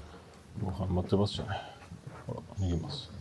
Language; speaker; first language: Japanese; non-native, learner; French